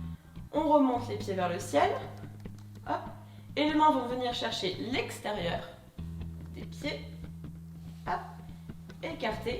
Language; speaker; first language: French; native; French